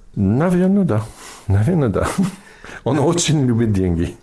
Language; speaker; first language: Russian; non-native, fluent; English